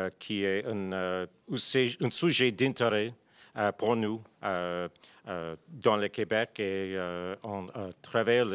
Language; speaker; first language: French; non-native, local second language; English